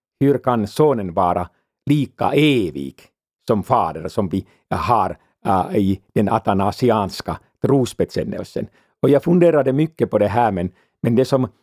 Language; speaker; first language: Swedish; non-native, fluent; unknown